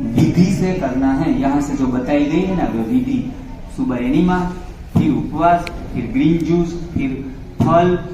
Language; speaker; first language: Hindi; non-native, local second language; Gujarati